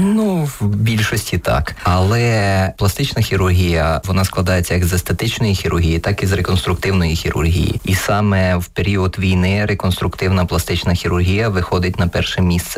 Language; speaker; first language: Ukrainian; native; Ukrainian